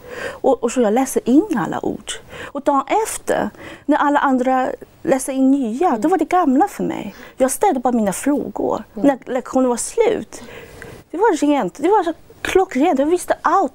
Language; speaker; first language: Swedish; non-native, fluent; Chinese